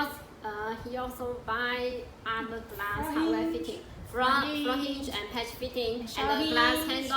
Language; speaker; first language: English; non-native, learner; Chinese